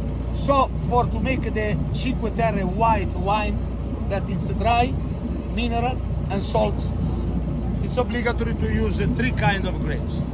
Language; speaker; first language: English; non-native, fluent; Italian